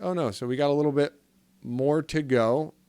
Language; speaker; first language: English; native; English